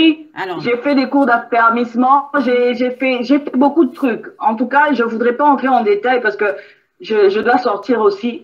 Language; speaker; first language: French; non-native, local second language; Lingala